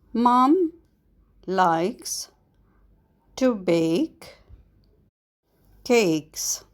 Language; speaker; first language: English; non-native, fluent; Arabic